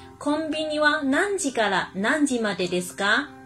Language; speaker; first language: Japanese; non-native, fluent; Chinese